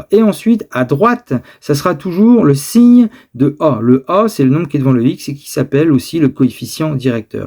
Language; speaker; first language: French; native; French